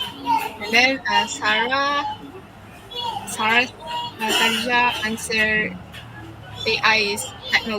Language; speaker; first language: English; non-native, local second language; Malay